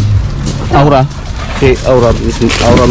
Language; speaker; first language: Spanish; non-native, learner; Filipino